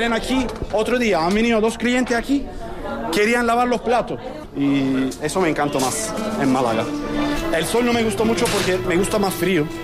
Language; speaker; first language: Spanish; non-native, learner; Turkish